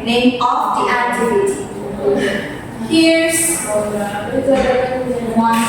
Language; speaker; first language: English; non-native, fluent; Indonesian